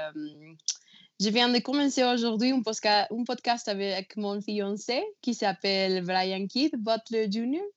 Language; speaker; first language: French; non-native, learner; Spanish